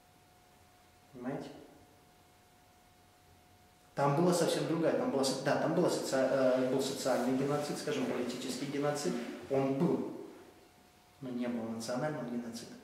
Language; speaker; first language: Russian; native; Russian